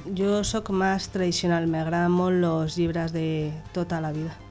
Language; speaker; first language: Catalan; non-native, local second language; Spanish